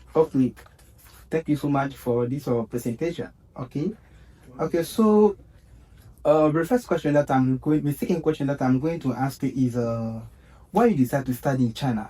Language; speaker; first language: English; non-native, learner; French